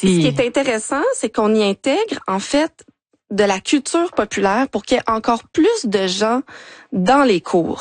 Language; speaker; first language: French; native; French